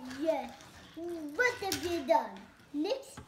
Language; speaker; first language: Dutch; early bilingual, other home language; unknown